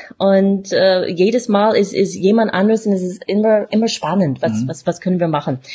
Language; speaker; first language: German; non-native, fluent; English